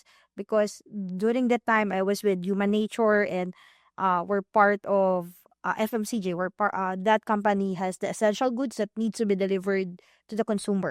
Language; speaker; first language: English; non-native, local second language; Filipino